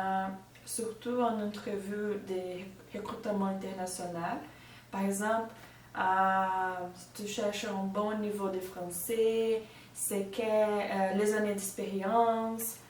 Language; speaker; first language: French; non-native, learner; Portuguese